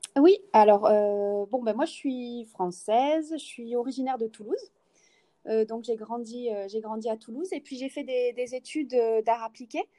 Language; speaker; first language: French; native; French